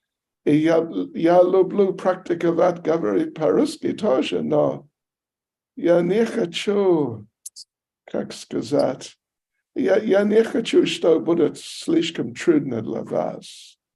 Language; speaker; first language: Russian; non-native, learner; English